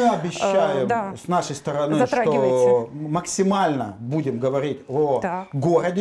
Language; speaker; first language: Russian; native; Russian